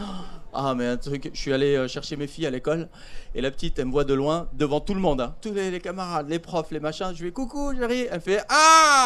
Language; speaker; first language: French; native; French